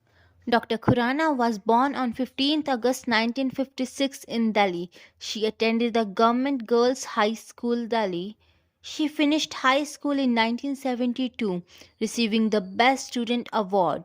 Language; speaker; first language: English; non-native, local second language; Hindi